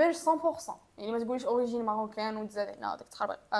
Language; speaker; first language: Arabic; native; Arabic